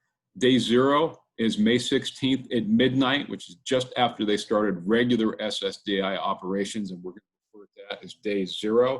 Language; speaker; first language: English; native; English